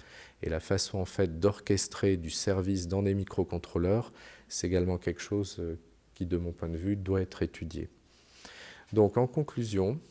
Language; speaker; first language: French; native; French